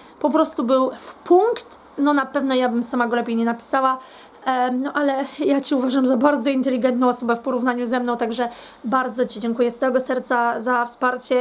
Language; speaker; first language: Polish; native; Polish